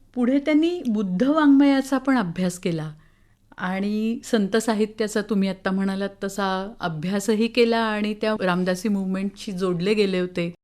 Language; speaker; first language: Marathi; native; Marathi